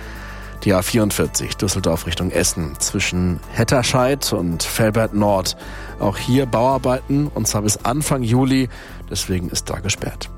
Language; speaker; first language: German; native; German